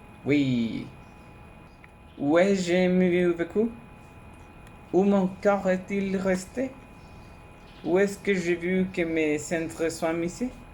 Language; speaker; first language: French; non-native, learner; Spanish